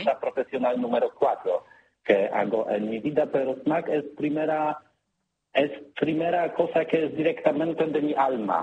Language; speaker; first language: Spanish; non-native, learner; Polish